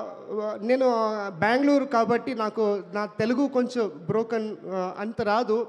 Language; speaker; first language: Telugu; non-native, local second language; Kannada